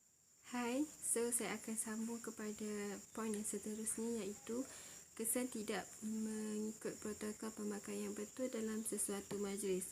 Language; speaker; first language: Malay; native; Malay